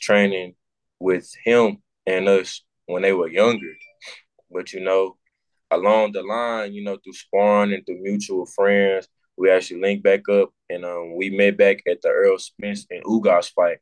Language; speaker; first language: English; native; English